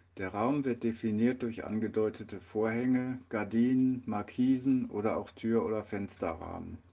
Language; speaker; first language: German; native; German